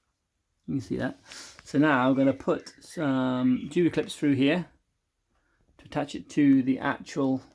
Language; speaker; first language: English; native; English